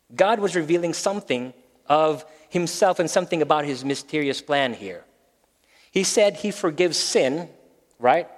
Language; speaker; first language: English; non-native, local second language; Filipino